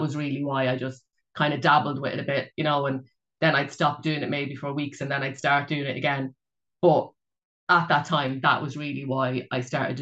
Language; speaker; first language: English; native; English